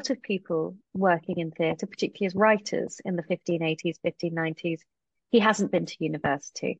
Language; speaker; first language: English; native; English